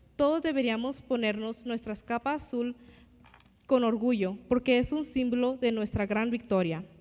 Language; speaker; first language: Spanish; early bilingual, other home language; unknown